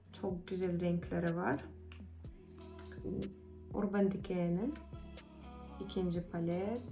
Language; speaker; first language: Turkish; non-native, fluent; Russian